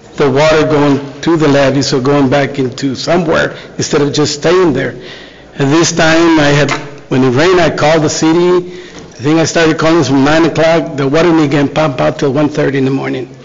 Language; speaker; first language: English; native; English